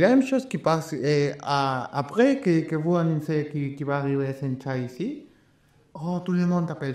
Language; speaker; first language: French; non-native, learner; Spanish